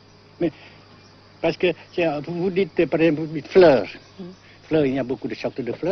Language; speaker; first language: French; non-native, local second language; Vietnamese